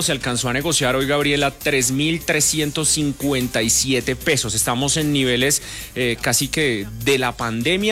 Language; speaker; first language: Spanish; native; Spanish